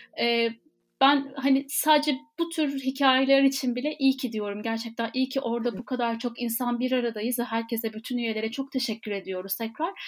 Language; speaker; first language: Turkish; native; Turkish